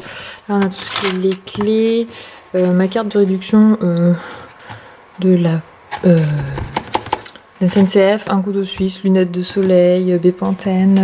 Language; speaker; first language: French; native; French